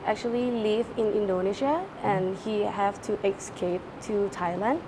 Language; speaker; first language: English; non-native, learner; Thai